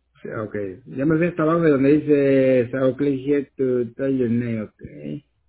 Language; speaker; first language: Spanish; native; Spanish